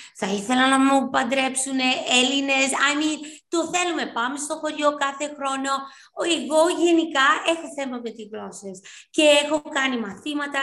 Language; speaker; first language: Greek; early bilingual, heritage; Greek